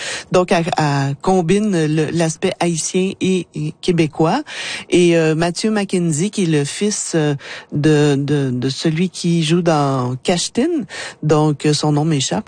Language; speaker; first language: French; native; French